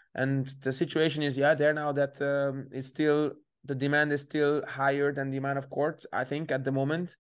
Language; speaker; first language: English; native; English